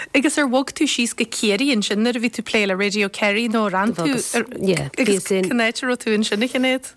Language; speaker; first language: Irish; native; Irish